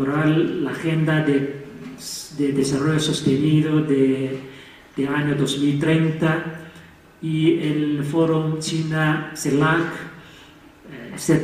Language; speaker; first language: Spanish; non-native, fluent; Chinese